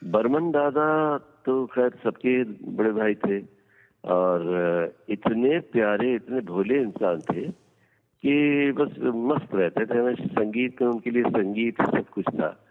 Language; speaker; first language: Hindi; non-native, local second language; Gujarati